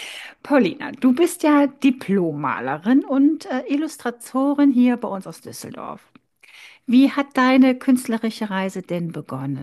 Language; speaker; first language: German; native; German